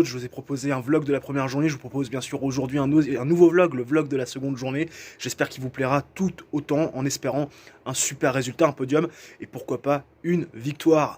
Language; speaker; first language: French; native; French